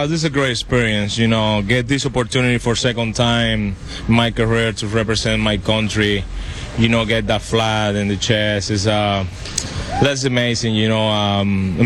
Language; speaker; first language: English; non-native, learner; Spanish